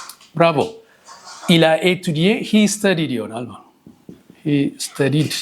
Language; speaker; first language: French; non-native, fluent; Amharic